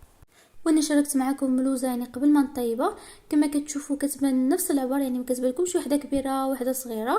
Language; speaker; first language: Arabic; native; Arabic